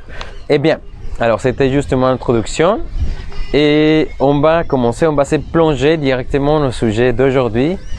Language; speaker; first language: French; non-native, fluent; Spanish